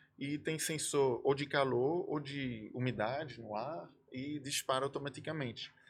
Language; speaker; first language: Portuguese; non-native, fluent; French